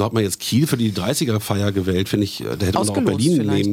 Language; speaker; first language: German; native; German